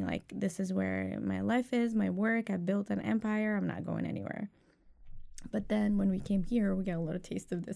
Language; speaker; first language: English; non-native, fluent; Arabic